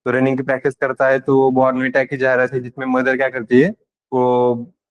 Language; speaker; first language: Hindi; non-native, local second language; Marathi